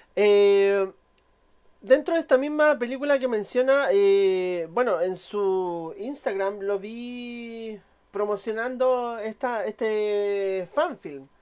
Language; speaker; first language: Spanish; native; Spanish